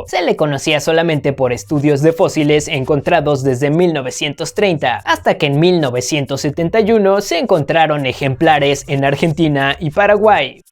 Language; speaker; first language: Spanish; native; Spanish